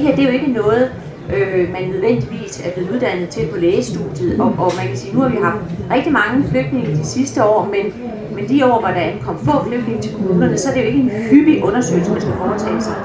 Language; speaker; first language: Danish; native; Danish